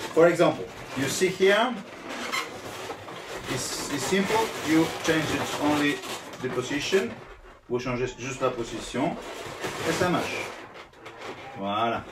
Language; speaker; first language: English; non-native, learner; Italian